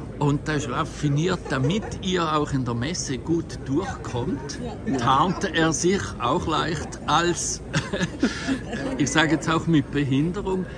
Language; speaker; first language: German; native; German